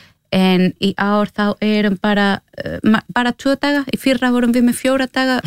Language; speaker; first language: Icelandic; non-native, learner; Spanish